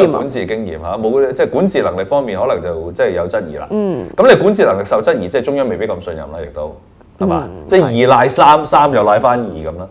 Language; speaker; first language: Cantonese; native; Cantonese